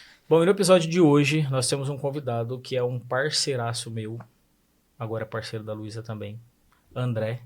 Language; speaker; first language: Portuguese; native; Portuguese